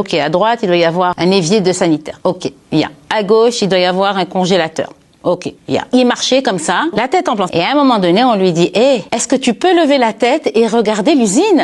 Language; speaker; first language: French; native; French